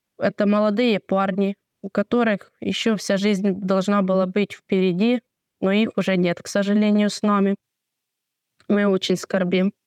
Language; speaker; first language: Russian; non-native, local second language; Ukrainian